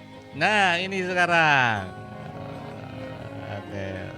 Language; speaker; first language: Indonesian; native; Indonesian